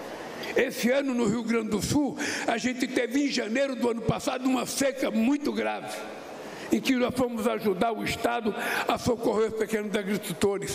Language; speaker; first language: Portuguese; native; Portuguese